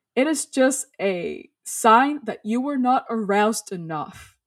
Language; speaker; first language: English; non-native, fluent; Spanish